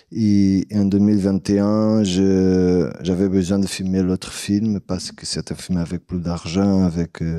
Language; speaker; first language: French; non-native, fluent; Portuguese